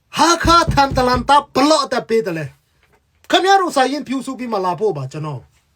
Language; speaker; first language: Burmese; non-native, local second language; Hakha Chin